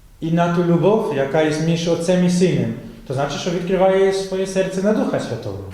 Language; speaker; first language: Ukrainian; non-native, fluent; Polish